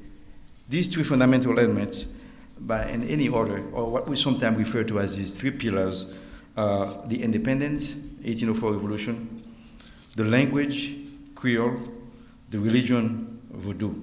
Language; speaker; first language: English; non-native, fluent; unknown